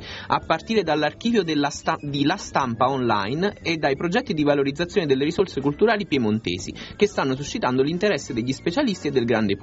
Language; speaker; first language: Italian; native; Italian